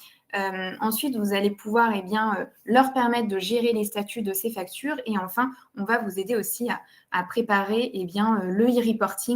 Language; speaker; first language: French; native; French